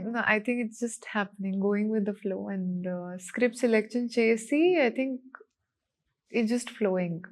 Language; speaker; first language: English; non-native, local second language; Marathi